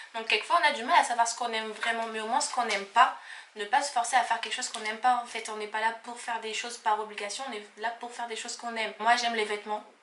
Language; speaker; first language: French; native; French